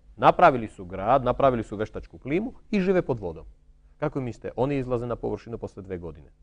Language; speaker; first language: Croatian; non-native, fluent; Armenian